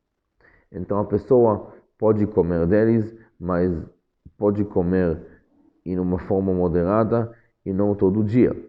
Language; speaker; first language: Portuguese; non-native, fluent; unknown